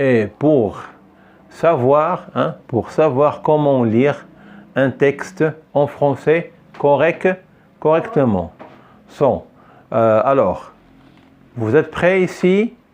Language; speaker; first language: French; non-native, local second language; Arabic